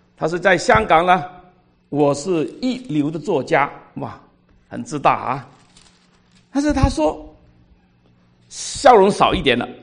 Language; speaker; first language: Chinese; non-native, local second language; Cantonese